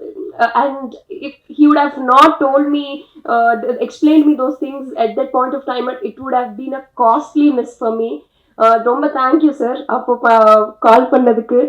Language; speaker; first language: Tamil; non-native, learner; Telugu